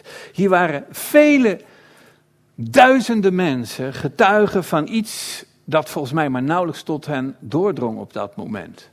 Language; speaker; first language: Dutch; native; Dutch